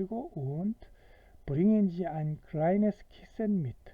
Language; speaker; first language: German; non-native, fluent; Korean